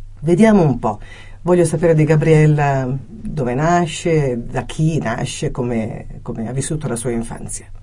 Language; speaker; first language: Italian; native; Italian